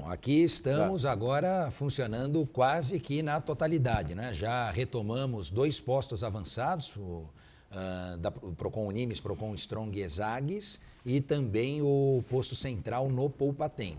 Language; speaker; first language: Portuguese; native; Portuguese